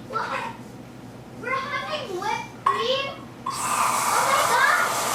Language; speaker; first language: English; native; English